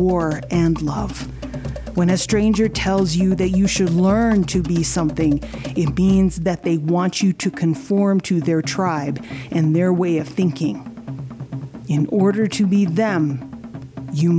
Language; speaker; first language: English; native; English